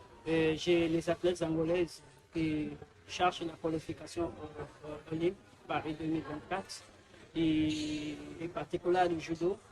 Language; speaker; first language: French; non-native, learner; Portuguese